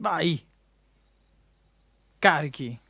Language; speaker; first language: Italian; native; Italian